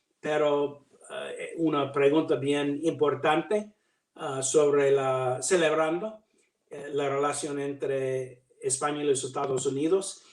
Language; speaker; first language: Spanish; non-native, learner; English